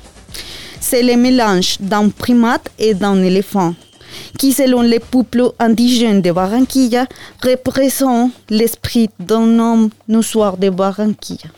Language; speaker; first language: French; non-native, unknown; Spanish